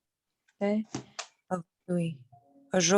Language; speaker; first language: French; non-native, learner; Portuguese